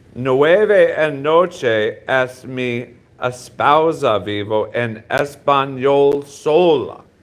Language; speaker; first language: Spanish; non-native, learner; English